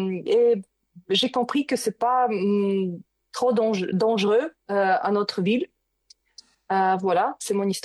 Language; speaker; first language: French; non-native, learner; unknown